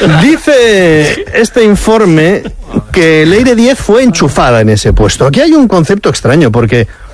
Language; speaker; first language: Spanish; native; Spanish